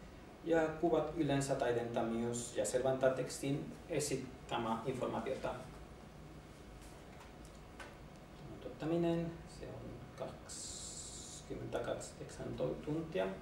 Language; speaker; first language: Finnish; non-native, learner; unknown